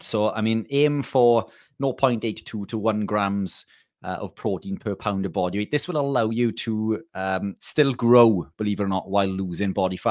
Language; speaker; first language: English; native; English